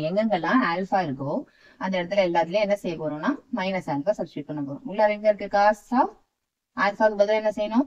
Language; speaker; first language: Tamil; native; Tamil